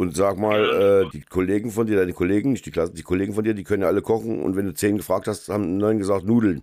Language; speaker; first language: German; native; German